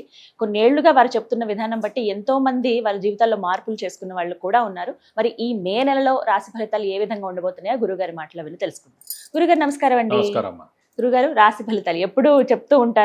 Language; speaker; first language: Telugu; native; Telugu